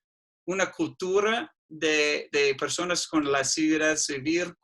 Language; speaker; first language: Spanish; non-native, fluent; English